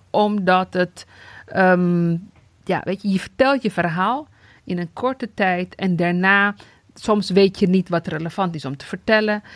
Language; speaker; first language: Dutch; non-native, fluent; Tigrinya